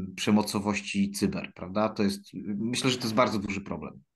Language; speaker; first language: Polish; native; Polish